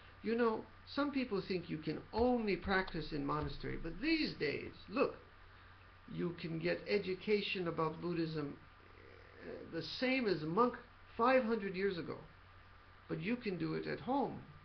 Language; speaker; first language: English; native; English